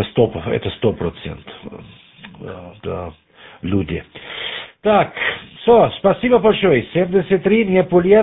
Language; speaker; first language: Russian; non-native, learner; German